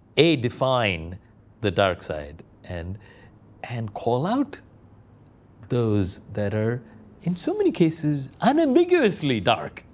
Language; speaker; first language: English; non-native, local second language; Malayalam